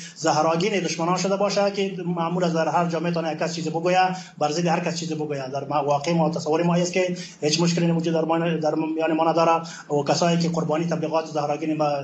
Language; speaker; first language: Persian; non-native, local second language; Pashto